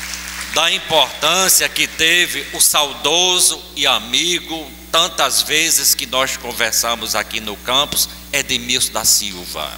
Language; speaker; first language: Portuguese; native; Portuguese